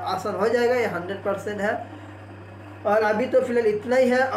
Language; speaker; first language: Hindi; non-native, local second language; Kannada